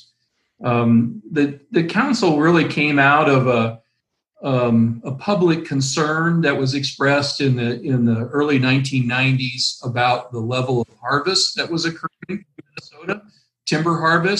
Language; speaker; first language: English; native; English